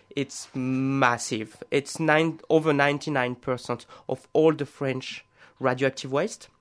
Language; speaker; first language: English; non-native, fluent; French